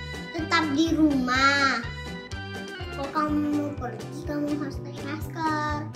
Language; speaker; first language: Indonesian; early bilingual, heritage; Indonesian